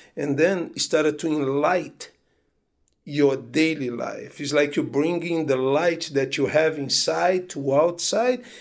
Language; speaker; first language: English; non-native, fluent; Portuguese